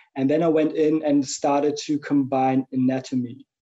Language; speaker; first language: English; non-native, fluent; German